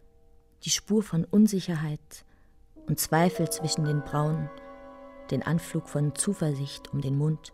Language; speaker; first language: German; native; German